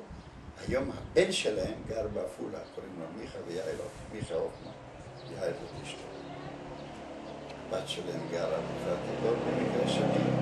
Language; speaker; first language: Hebrew; early bilingual, other home language; Polish